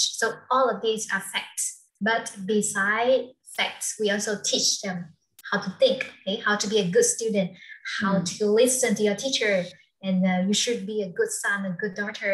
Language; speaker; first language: English; non-native, fluent; Vietnamese